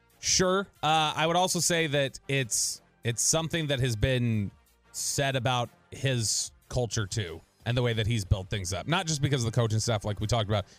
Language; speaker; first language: English; native; English